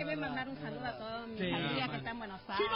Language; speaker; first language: Spanish; native; Spanish